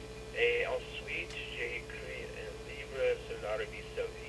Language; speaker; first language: French; non-native, learner; English